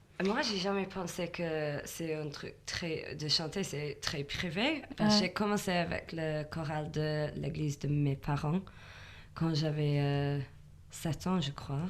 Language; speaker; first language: French; non-native, fluent; English